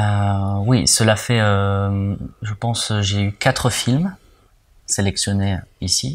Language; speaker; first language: French; early bilingual, heritage; French